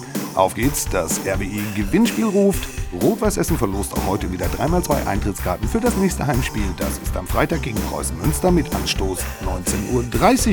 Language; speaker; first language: German; native; German